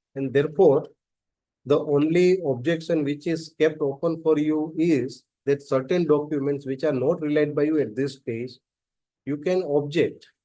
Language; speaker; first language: English; non-native, local second language; Gujarati